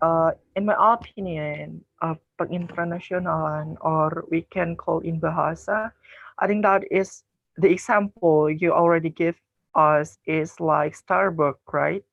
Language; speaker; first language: English; non-native, learner; Indonesian